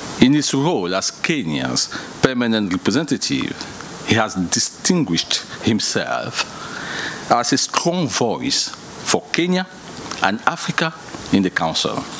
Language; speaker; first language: English; non-native, fluent; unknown